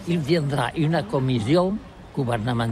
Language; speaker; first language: French; non-native, learner; Catalan